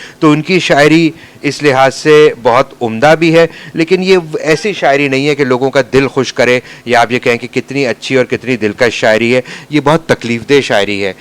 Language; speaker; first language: Urdu; native; Urdu